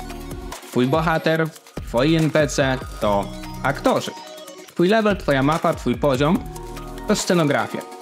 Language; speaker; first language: Polish; native; Polish